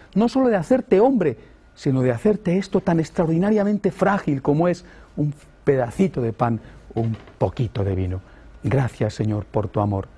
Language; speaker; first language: Spanish; native; Spanish